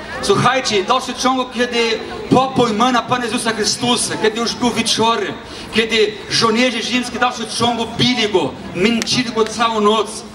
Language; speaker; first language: Polish; non-native, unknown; Portuguese